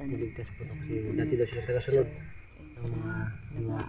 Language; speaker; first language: Filipino; non-native, local second language; Cebuano